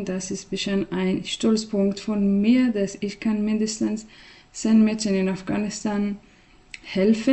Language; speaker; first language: German; non-native, learner; Persian